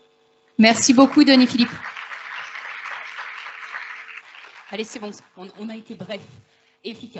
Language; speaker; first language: French; native; French